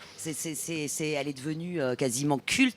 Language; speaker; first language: French; native; French